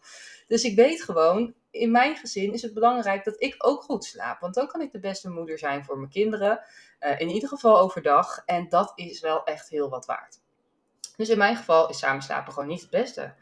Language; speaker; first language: Dutch; native; Dutch